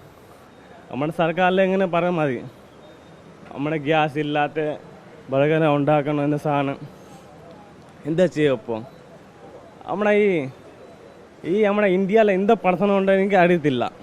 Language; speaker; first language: Malayalam; non-native, learner; Hindi